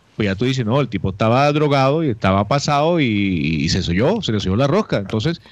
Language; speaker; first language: Spanish; native; Spanish